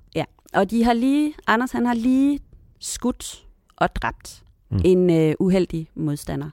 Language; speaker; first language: Danish; native; Danish